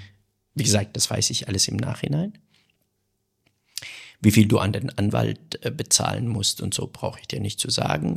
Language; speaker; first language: German; non-native, fluent; Persian